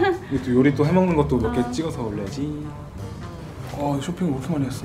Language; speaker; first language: Korean; native; Korean